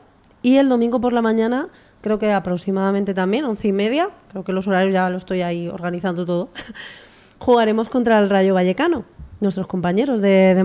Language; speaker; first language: Spanish; native; Spanish